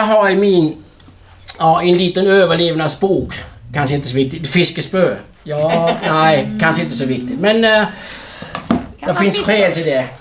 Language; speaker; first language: Swedish; non-native, fluent; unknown